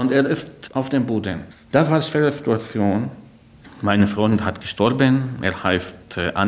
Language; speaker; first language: German; non-native, learner; Arabic